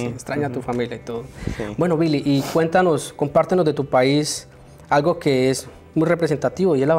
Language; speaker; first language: Spanish; native; Spanish